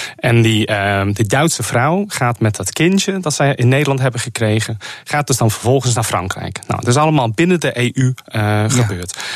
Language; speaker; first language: Dutch; non-native, fluent; English